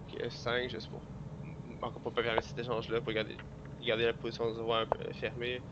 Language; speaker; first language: French; native; French